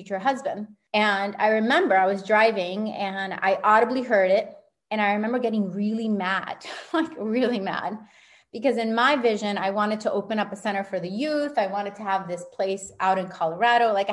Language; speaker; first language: English; early bilingual, other home language; Spanish